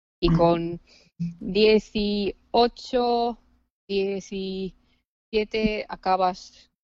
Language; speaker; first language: Spanish; non-native, fluent; Finnish